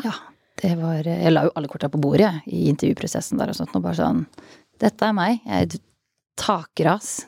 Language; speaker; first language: Norwegian; native; Norwegian